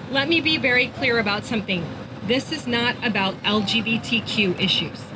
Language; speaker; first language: English; native; English